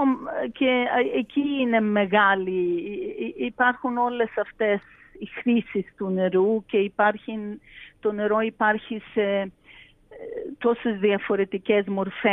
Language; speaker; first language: Greek; early bilingual, heritage; Greek